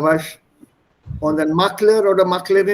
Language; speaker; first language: German; non-native, fluent; Hindi